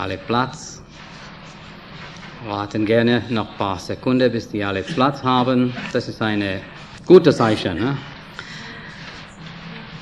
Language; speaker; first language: German; non-native, fluent; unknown